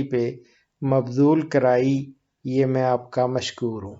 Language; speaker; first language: Urdu; native; Urdu